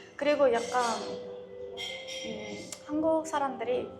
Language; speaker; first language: Korean; non-native, fluent; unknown